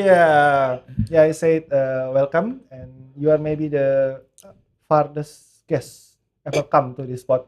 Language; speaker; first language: English; non-native, learner; Indonesian